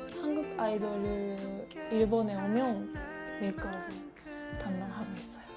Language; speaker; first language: Korean; non-native, learner; Japanese